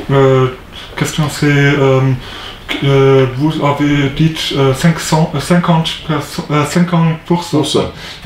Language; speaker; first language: French; non-native, learner; German